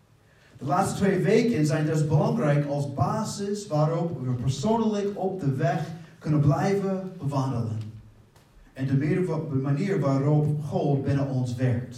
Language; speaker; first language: Dutch; non-native, fluent; English